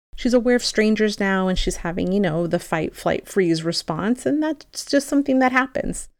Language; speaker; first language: English; early bilingual, other home language; Spanish